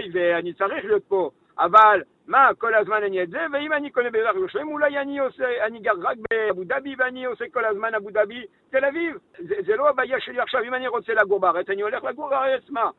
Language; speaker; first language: Hebrew; non-native, learner; French